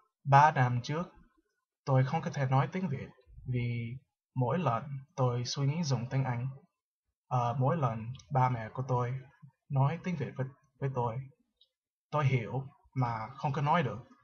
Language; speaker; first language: Vietnamese; early bilingual, heritage; Vietnamese